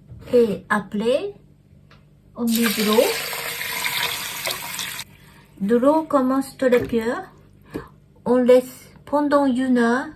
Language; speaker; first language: French; non-native, learner; Japanese